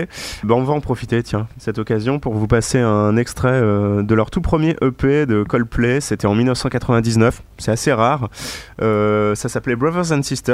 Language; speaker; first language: French; native; French